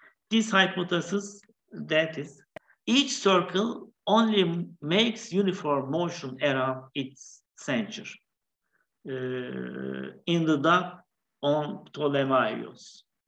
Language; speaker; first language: English; non-native, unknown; Turkish